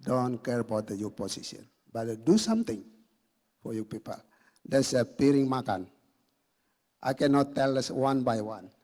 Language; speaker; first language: English; non-native, learner; Indonesian